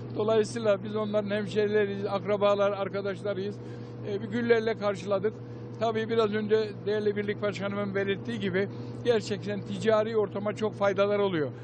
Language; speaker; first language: Turkish; native; Turkish